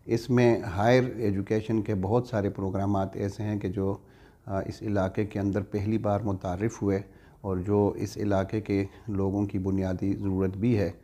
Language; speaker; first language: Urdu; non-native, local second language; Pashto